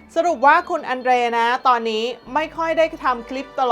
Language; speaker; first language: Thai; native; Thai